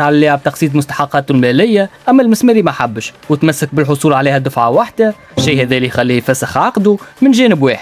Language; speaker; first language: Arabic; native; Arabic